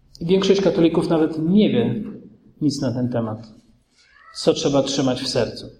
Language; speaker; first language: Polish; native; Polish